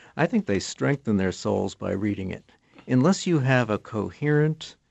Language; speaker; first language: English; native; English